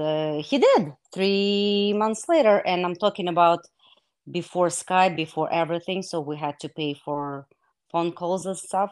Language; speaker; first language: English; non-native, fluent; Hebrew